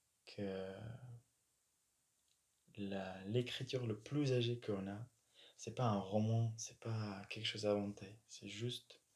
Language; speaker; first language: French; non-native, fluent; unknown